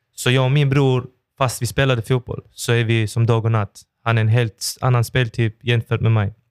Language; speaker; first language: Swedish; early bilingual, other home language; Persian